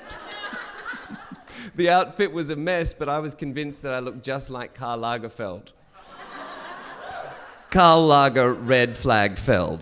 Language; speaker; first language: English; native; English